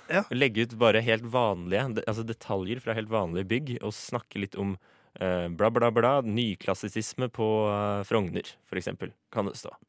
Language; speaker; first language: Norwegian; native; Norwegian